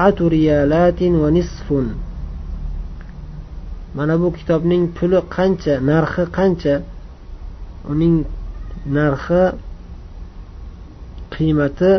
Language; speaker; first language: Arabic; non-native, fluent; Uzbek